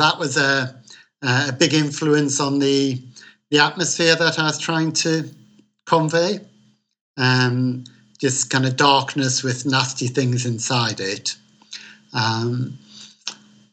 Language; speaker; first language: English; native; English